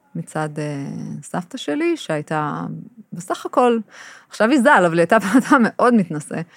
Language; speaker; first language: Hebrew; early bilingual, other home language; English